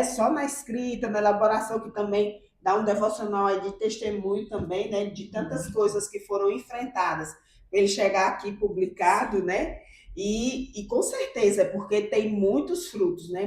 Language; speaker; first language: Portuguese; native; Portuguese